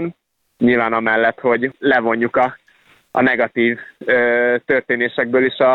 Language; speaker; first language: Hungarian; native; Hungarian